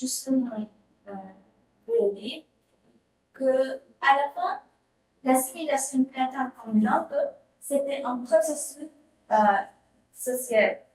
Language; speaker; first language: French; non-native, learner; Spanish